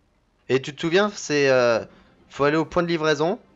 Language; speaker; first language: French; native; French